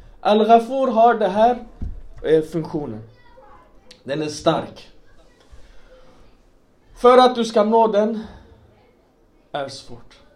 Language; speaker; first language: Swedish; non-native, local second language; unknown